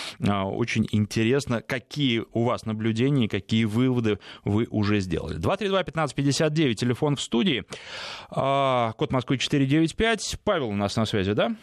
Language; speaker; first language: Russian; native; Russian